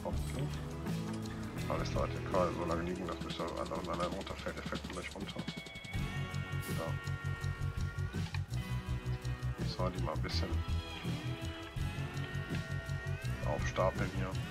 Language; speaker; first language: German; native; German